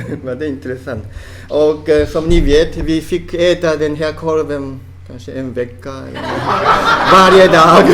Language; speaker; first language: Swedish; non-native, fluent; Japanese